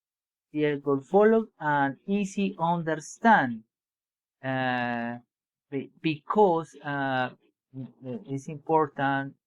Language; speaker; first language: English; non-native, learner; Spanish